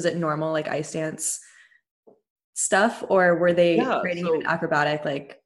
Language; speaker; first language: English; native; English